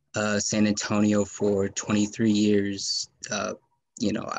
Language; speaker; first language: English; native; English